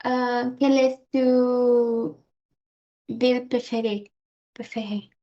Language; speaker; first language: French; non-native, learner; Portuguese